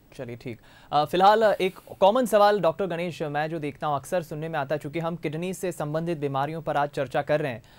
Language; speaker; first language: Hindi; native; Hindi